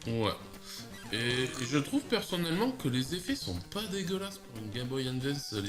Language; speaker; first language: French; native; French